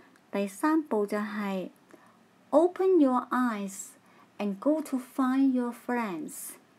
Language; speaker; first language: English; non-native, local second language; Cantonese